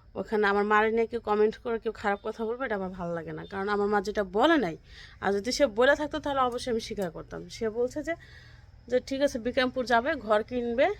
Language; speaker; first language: Bangla; native; Bangla